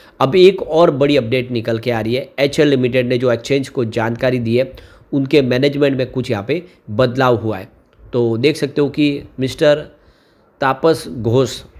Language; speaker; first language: Hindi; native; Hindi